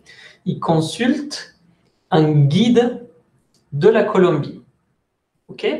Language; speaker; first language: French; non-native, fluent; Spanish